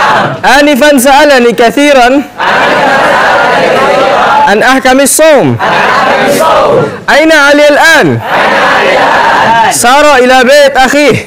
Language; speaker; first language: Arabic; non-native, learner; Indonesian